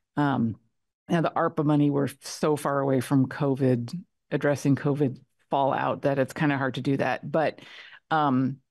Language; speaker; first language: English; native; English